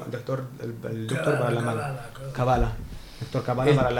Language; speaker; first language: Spanish; non-native, learner; Arabic